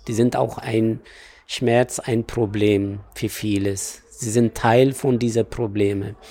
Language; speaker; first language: German; non-native, fluent; Amharic